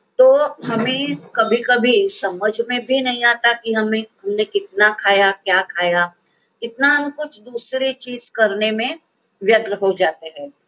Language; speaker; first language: Hindi; non-native, local second language; Marathi